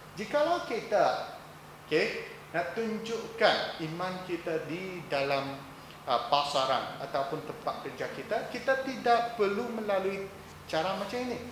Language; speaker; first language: Malay; non-native, local second language; Chinese